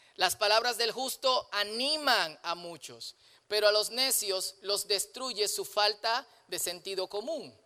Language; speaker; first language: Spanish; native; Spanish